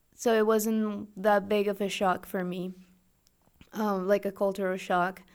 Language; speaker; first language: English; non-native, fluent; Spanish